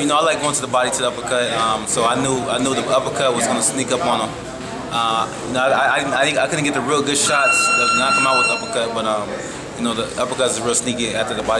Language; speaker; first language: English; native; English